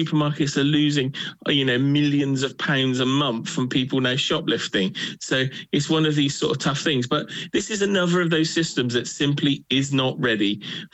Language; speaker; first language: English; native; English